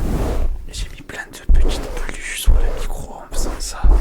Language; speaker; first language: French; native; French